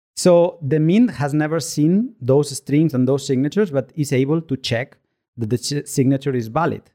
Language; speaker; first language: English; non-native, fluent; Spanish